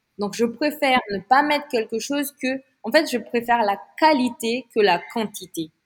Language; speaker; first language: French; non-native, local second language; Malagasy